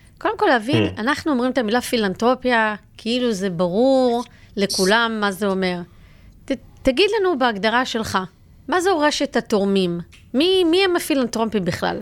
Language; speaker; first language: Hebrew; native; Hebrew